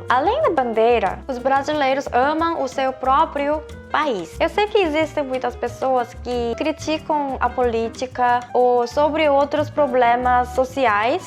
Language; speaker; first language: Portuguese; non-native, fluent; Korean